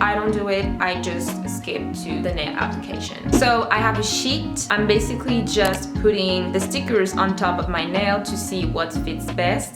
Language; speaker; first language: English; non-native, fluent; French